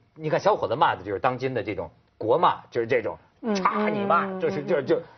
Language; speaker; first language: Chinese; native; Chinese